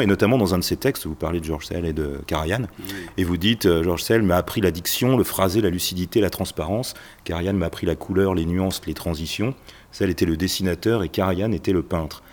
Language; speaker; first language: French; native; French